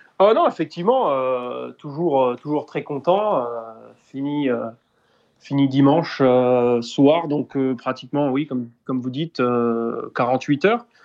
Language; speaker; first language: French; native; French